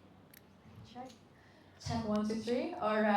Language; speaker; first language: English; non-native, fluent; Indonesian